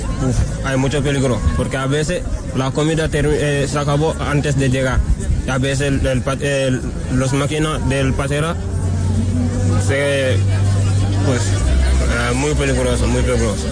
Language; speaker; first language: Spanish; non-native, learner; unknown